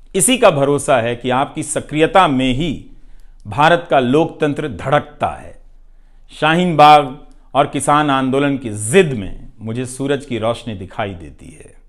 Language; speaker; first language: Hindi; non-native, local second language; Bhojpuri